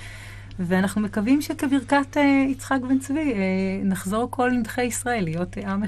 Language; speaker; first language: Hebrew; native; Hebrew